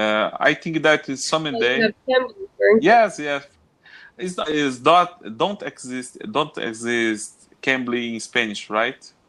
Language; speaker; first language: English; non-native, learner; Portuguese